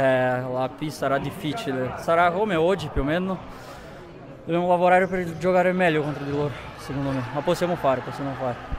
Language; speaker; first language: Italian; non-native, fluent; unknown